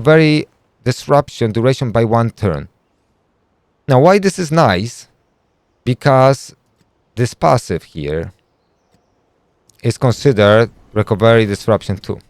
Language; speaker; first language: English; non-native, fluent; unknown